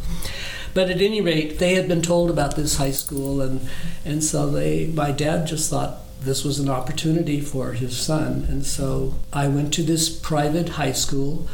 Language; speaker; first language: English; early bilingual, other home language; German